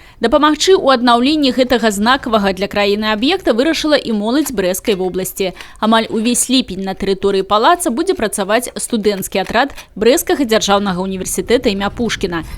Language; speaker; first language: Belarusian; native; Belarusian